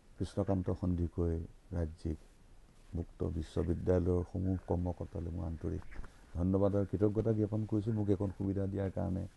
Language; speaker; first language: Assamese; native; Assamese